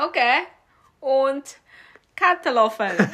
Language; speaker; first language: German; non-native, learner; English